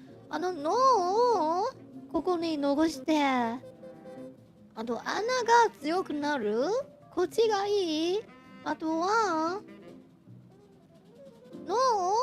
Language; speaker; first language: Japanese; non-native, fluent; Chinese